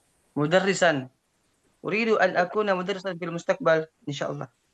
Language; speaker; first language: Arabic; non-native, learner; Indonesian